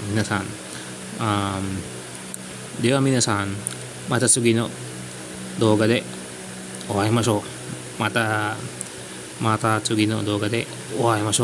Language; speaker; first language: Japanese; non-native, fluent; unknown